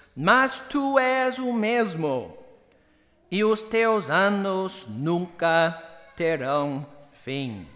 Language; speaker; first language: Portuguese; non-native, fluent; English